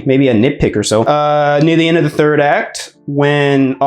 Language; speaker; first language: English; native; English